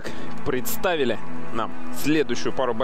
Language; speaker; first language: Russian; native; Russian